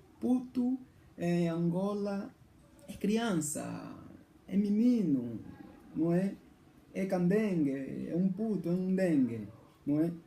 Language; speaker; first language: Portuguese; native; Portuguese